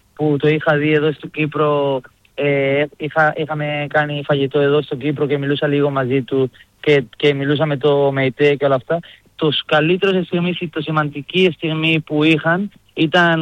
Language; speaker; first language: Greek; non-native, learner; Spanish